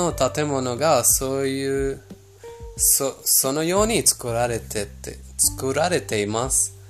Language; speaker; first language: Japanese; non-native, fluent; Persian